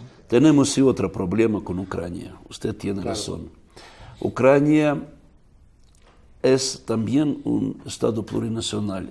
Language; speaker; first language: Spanish; non-native, fluent; Russian